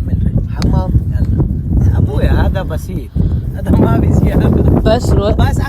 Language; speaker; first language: Arabic; non-native, learner; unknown